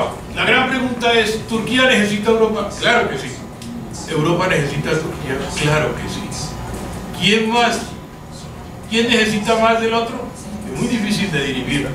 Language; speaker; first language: Spanish; native; Spanish